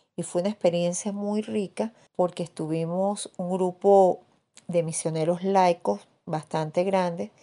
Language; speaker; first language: Spanish; native; Spanish